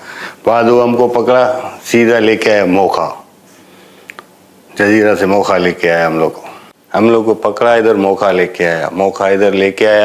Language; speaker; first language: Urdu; non-native, local second language; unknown